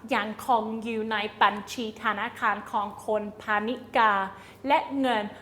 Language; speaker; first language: Thai; non-native, fluent; English